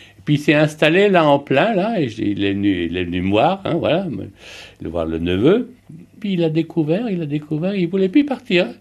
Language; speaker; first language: French; native; French